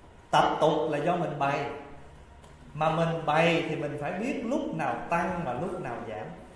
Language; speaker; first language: Vietnamese; early bilingual, heritage; Vietnamese